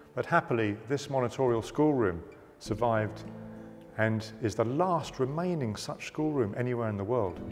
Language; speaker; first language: English; native; English